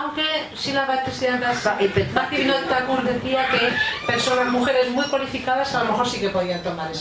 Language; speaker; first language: Spanish; native; Spanish